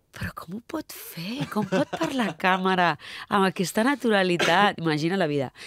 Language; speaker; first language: Catalan; non-native, local second language; Spanish